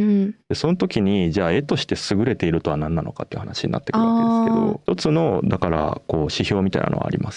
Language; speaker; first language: Japanese; native; Japanese